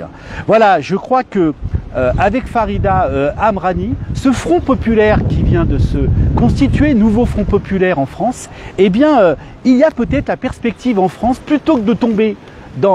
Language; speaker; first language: French; native; French